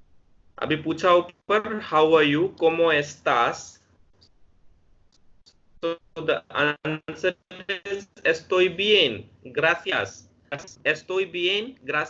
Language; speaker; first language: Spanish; non-native, fluent; Hindi